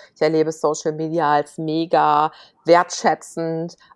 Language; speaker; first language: German; native; German